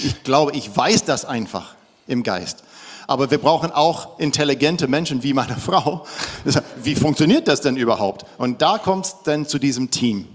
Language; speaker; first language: German; non-native, fluent; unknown